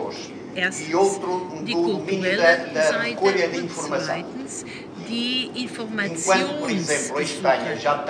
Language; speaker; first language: German; non-native, fluent; Portuguese